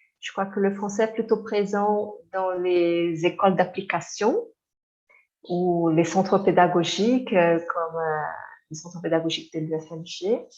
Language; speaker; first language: French; non-native, fluent; Portuguese